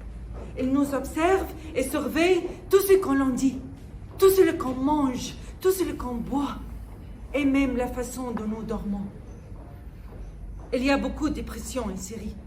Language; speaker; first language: French; non-native, fluent; Arabic